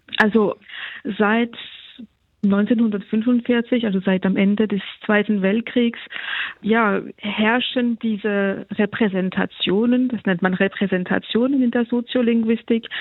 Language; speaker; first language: German; non-native, local second language; Swiss German